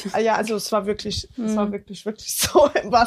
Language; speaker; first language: German; early bilingual, other home language; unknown